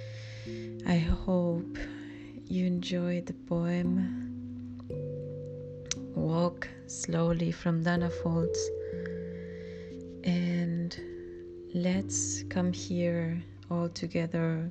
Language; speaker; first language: English; non-native, fluent; Spanish